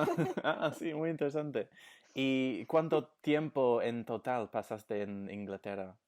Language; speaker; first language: Spanish; non-native, fluent; English